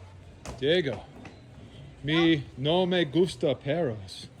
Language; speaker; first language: Spanish; non-native, learner; English